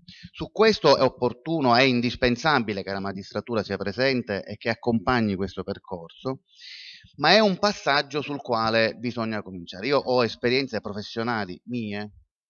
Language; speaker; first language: Italian; native; Italian